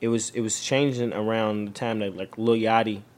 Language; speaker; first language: English; native; English